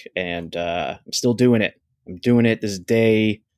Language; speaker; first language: English; native; English